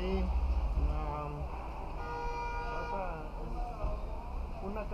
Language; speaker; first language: Spanish; native; Spanish